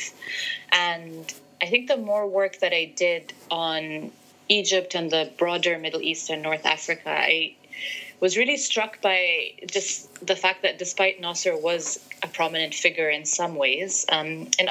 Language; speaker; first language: English; non-native, local second language; Arabic